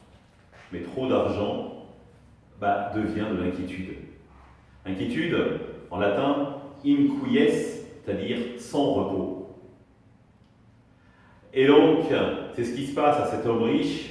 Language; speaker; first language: French; native; French